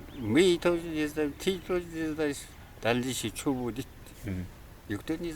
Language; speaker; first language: Russian; non-native, local second language; Kara-Kalpak